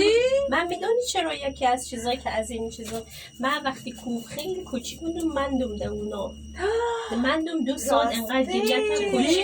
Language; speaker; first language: Persian; early bilingual, heritage; Persian